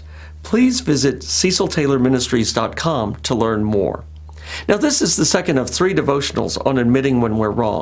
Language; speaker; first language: English; native; English